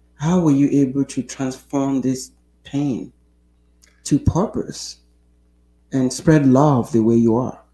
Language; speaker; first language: English; non-native, local second language; Yoruba